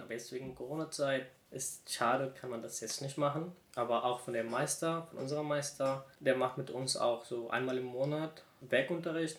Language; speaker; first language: German; non-native, learner; Arabic